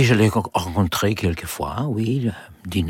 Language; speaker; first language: French; non-native, learner; English